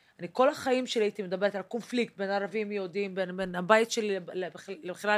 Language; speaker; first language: Hebrew; non-native, local second language; Arabic